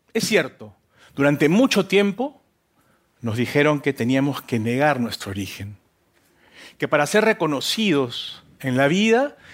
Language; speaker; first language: Spanish; native; Spanish